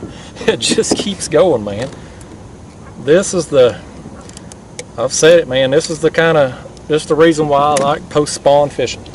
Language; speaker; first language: English; native; English